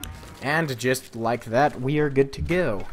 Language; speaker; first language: English; native; English